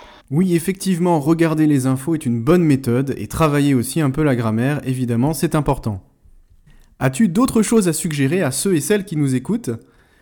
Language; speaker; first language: French; native; French